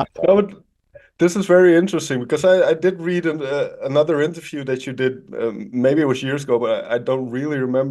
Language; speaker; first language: English; non-native, fluent; Dutch